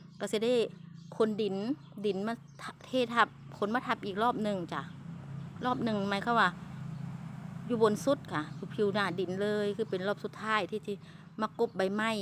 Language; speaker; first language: Thai; non-native, local second language; Lao